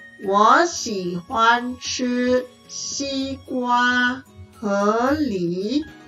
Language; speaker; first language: Chinese; non-native, fluent; Indonesian